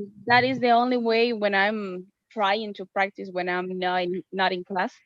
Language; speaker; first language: English; non-native, fluent; Spanish